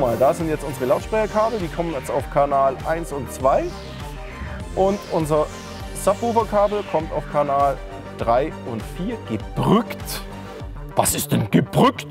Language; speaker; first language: German; native; German